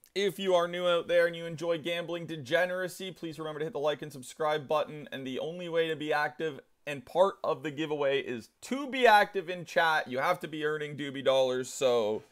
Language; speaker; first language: English; native; English